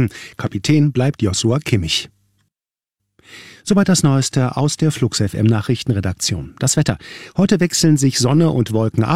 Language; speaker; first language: German; native; German